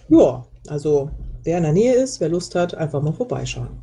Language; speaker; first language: German; native; German